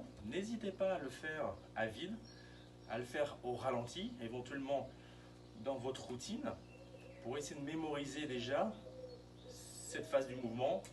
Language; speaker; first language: French; native; French